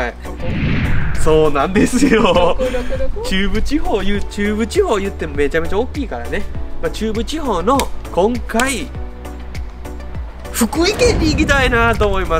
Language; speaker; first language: Japanese; native; Japanese